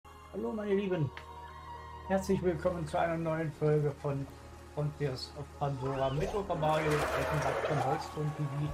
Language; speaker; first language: German; native; German